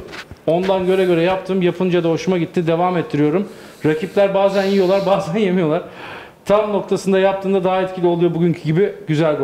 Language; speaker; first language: Turkish; native; Turkish